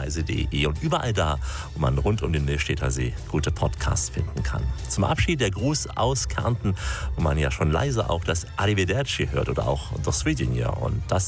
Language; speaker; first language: German; native; German